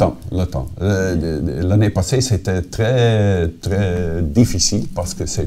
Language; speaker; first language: French; non-native, fluent; Dutch